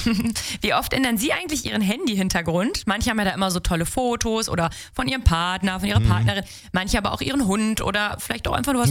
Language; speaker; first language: German; native; German